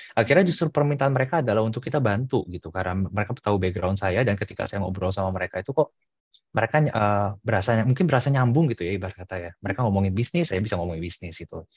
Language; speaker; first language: Indonesian; native; Indonesian